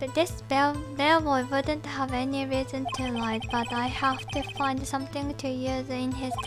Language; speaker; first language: English; non-native, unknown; Japanese